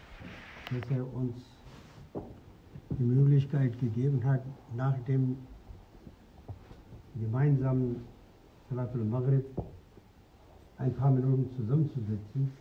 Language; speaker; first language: German; non-native, fluent; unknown